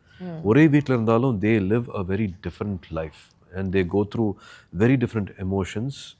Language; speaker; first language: Tamil; native; Tamil